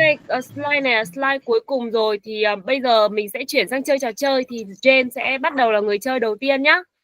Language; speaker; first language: Vietnamese; native; Vietnamese